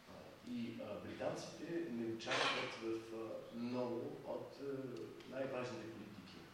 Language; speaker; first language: Bulgarian; non-native, fluent; French